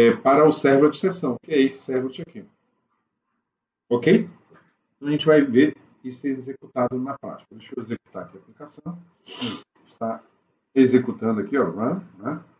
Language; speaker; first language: Portuguese; native; Portuguese